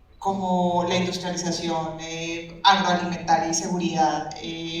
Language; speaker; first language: Spanish; native; Spanish